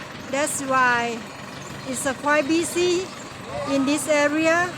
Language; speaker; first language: English; non-native, learner; Thai